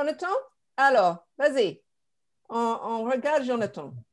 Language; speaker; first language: French; non-native, fluent; English